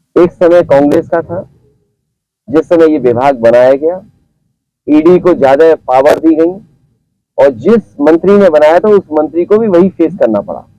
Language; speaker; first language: Hindi; native; Hindi